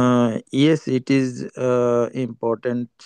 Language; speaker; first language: English; non-native, learner; Bangla